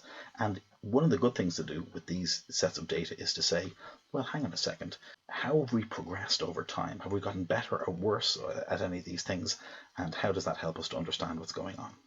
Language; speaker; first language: English; native; English